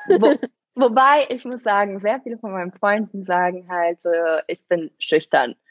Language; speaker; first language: German; native; German